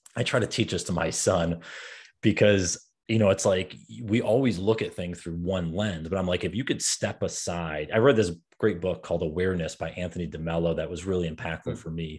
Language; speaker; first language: English; native; English